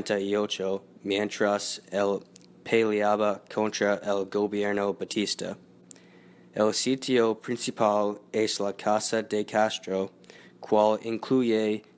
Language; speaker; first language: Spanish; non-native, learner; English